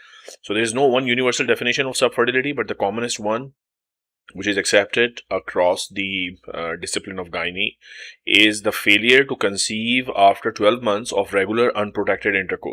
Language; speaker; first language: English; non-native, local second language; Urdu